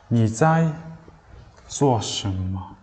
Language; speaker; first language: Chinese; non-native, learner; Mongolian